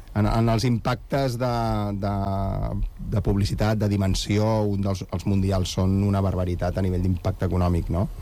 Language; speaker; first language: Catalan; native; Catalan